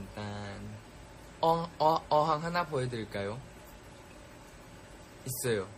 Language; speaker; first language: Korean; non-native, fluent; Thai